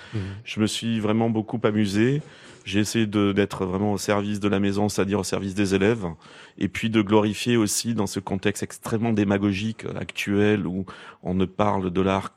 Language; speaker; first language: French; native; French